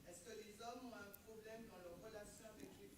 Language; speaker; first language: French; native; French